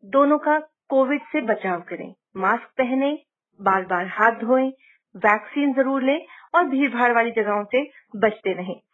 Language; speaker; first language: Hindi; native; Hindi